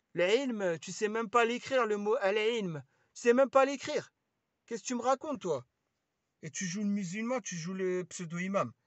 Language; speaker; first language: French; early bilingual, other home language; Lingala